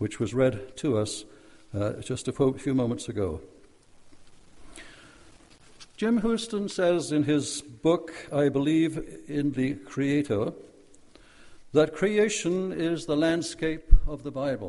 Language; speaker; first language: English; native; English